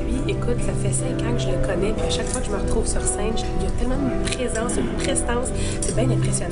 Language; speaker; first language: French; native; French